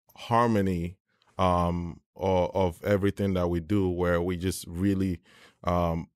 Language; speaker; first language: English; non-native, local second language; Yoruba